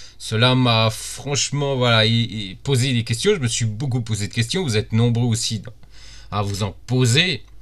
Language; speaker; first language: French; native; French